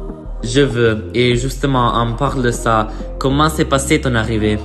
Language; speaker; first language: French; non-native, learner; Italian